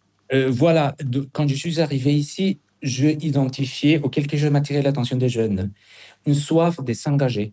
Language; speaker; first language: French; non-native, fluent; Spanish